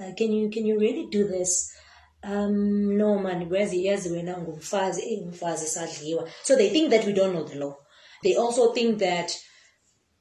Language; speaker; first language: English; non-native, local second language; Xhosa